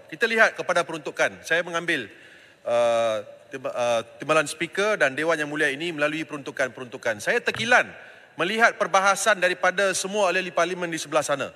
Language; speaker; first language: Malay; non-native, local second language; Tamil